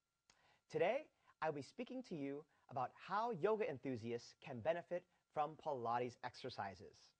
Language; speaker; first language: English; native; English